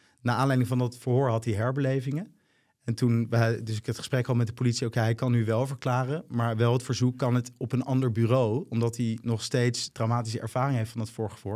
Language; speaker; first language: Dutch; native; Dutch